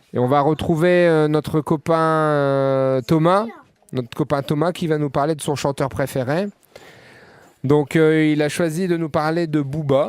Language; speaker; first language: French; native; French